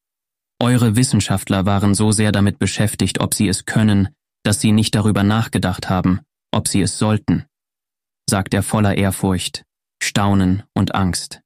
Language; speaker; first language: German; native; German